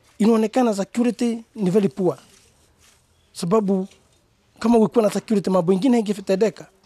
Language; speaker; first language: Swahili; non-native, local second language; Kikuyu